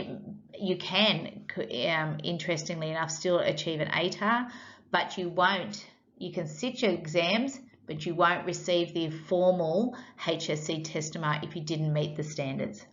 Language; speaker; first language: English; native; English